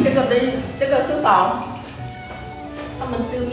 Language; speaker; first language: Chinese; non-native, learner; Lao